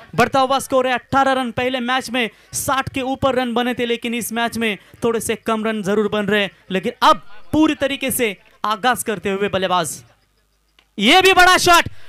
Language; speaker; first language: Hindi; non-native, local second language; Marathi